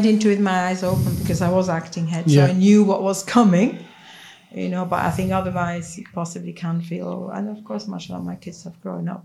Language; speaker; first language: English; non-native, fluent; Swiss German